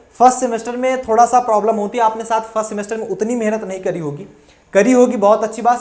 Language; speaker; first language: Hindi; native; Hindi